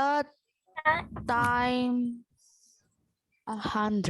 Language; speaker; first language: English; non-native, learner; Indonesian